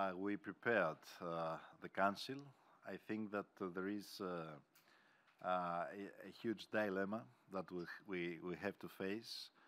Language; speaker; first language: English; non-native, fluent; Greek